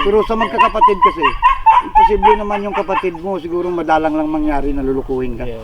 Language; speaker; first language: Filipino; non-native, local second language; Hiligaynon